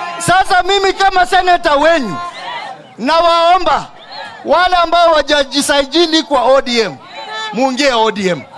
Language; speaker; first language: Swahili; non-native, local second language; Luyia